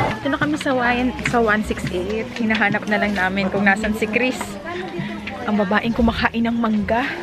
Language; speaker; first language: Filipino; native; Filipino